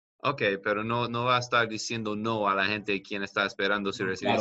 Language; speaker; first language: Spanish; non-native, learner; English